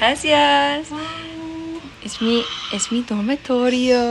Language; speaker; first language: Spanish; non-native, learner; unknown